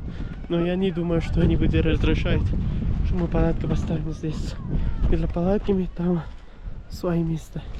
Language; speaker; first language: Russian; non-native, learner; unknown